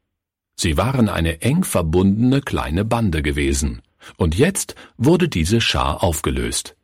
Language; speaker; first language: German; native; German